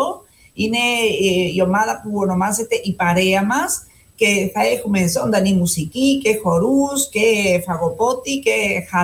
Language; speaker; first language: Greek; non-native, fluent; Spanish